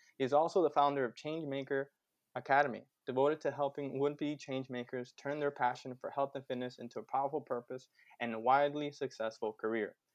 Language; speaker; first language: English; native; English